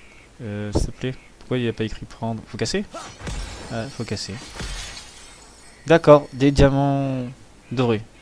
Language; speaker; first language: French; native; French